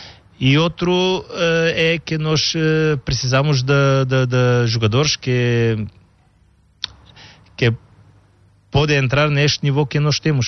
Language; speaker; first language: Portuguese; non-native, fluent; Bulgarian